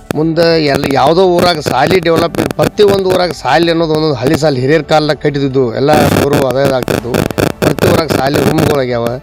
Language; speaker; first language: Kannada; native; Kannada